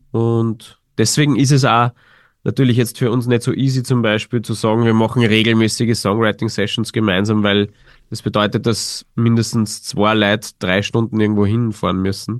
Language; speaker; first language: German; native; German